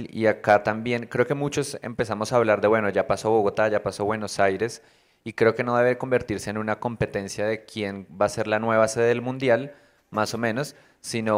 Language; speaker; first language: Spanish; native; Spanish